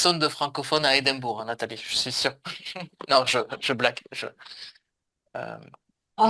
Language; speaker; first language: French; native; French